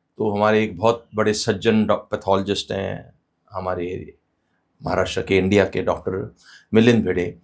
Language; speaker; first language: Hindi; non-native, local second language; Sindhi